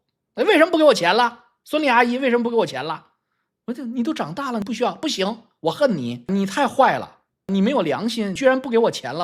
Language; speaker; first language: Chinese; native; Chinese